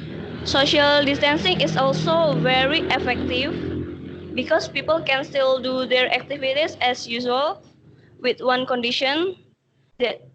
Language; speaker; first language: English; non-native, learner; Indonesian